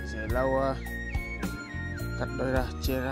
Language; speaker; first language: Vietnamese; non-native, learner; Portuguese